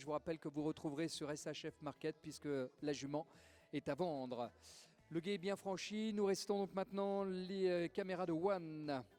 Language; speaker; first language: French; native; French